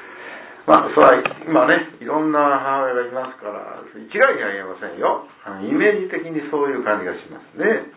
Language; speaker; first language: Japanese; native; Japanese